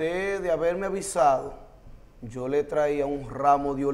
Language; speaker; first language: Spanish; native; Spanish